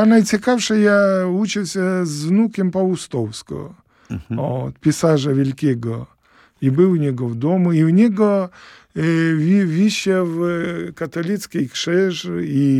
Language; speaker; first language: Polish; non-native, fluent; Ukrainian